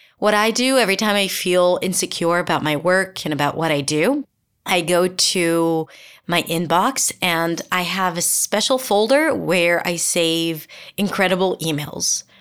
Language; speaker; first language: English; non-native, fluent; Hebrew